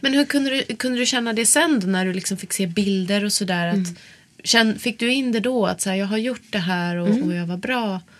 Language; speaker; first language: Swedish; native; Swedish